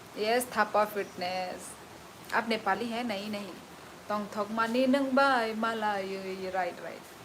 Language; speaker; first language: Hindi; non-native, local second language; Kok Borok